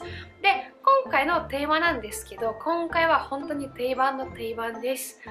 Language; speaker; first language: Japanese; non-native, fluent; Russian